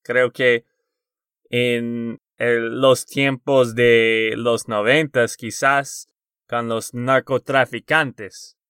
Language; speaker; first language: Spanish; non-native, fluent; English